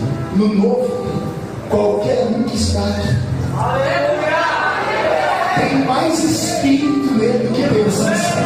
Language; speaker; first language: Portuguese; native; Portuguese